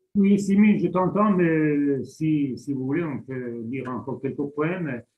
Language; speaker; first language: French; non-native, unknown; Persian